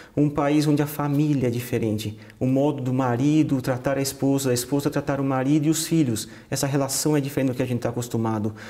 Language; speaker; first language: Portuguese; native; Portuguese